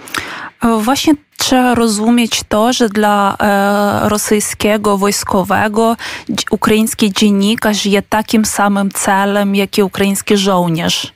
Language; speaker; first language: Polish; non-native, fluent; Ukrainian